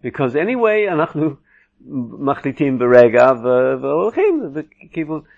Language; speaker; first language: Hebrew; non-native, fluent; English